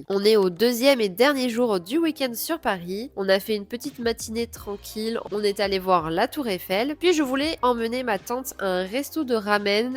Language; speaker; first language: French; native; French